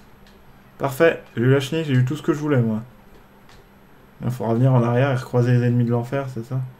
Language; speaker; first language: French; native; French